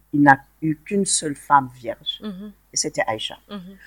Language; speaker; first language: French; non-native, local second language; Wolof